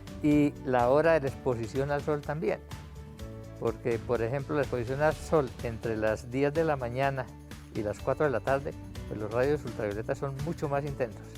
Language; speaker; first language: Spanish; native; Spanish